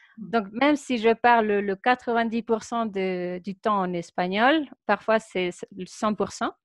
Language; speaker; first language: French; non-native, fluent; Spanish